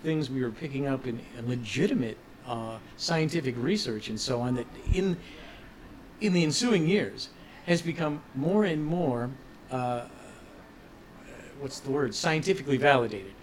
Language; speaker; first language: English; native; English